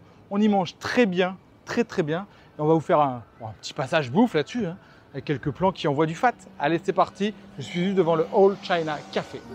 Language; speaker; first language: French; native; French